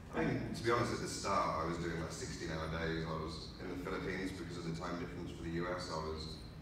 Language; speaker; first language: English; native; English